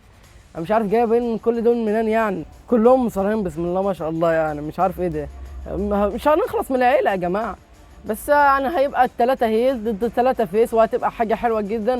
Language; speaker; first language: Arabic; native; Arabic